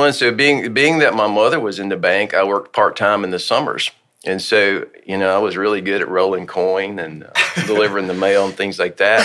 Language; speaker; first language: English; native; English